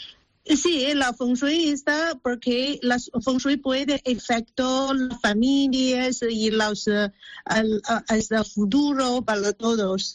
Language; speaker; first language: Spanish; non-native, learner; Chinese